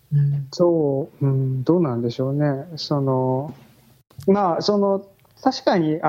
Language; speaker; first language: Japanese; native; Japanese